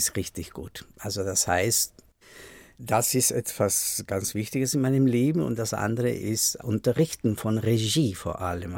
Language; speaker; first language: German; non-native, fluent; Spanish